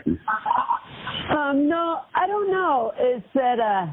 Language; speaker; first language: English; native; English